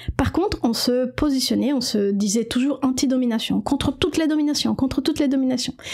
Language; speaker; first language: French; non-native, fluent; Portuguese